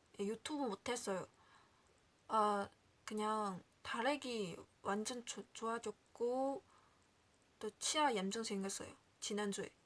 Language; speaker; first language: Korean; non-native, learner; Chinese